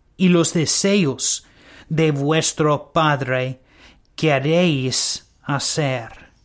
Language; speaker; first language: Spanish; non-native, learner; English